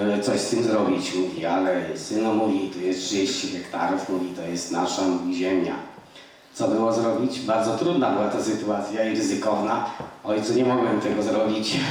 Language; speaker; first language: Polish; native; Polish